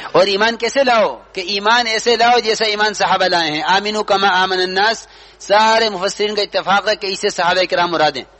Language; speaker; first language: Urdu; native; Urdu